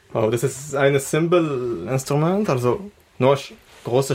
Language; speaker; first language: German; non-native, learner; Arabic